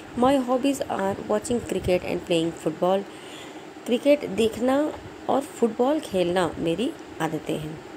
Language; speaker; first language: Hindi; native; Hindi